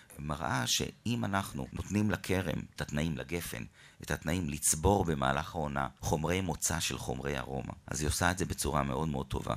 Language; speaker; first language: Hebrew; native; Hebrew